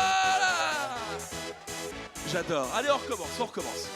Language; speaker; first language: French; native; French